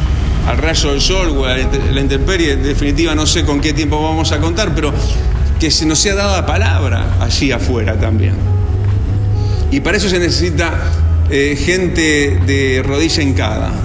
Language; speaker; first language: Spanish; native; Spanish